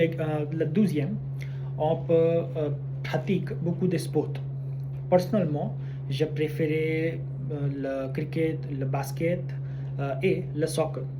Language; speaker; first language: French; non-native, learner; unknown